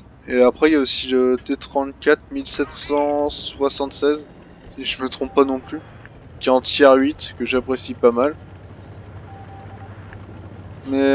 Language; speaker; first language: French; native; French